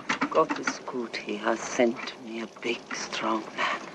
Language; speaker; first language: English; non-native, learner; German